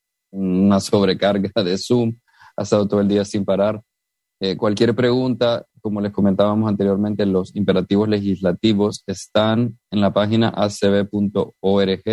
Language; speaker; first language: Spanish; native; Spanish